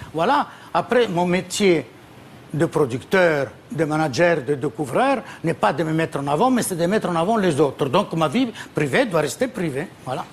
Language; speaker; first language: French; non-native, fluent; Italian